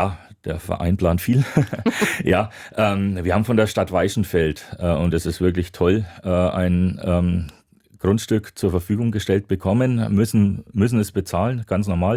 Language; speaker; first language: German; native; German